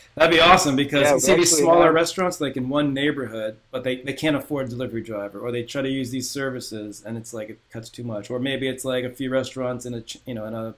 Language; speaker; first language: English; native; English